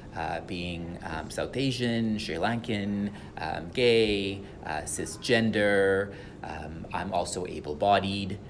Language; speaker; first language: English; non-native, local second language; Tamil